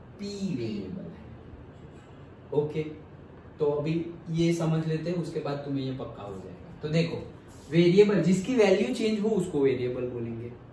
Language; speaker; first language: Hindi; non-native, local second language; Gujarati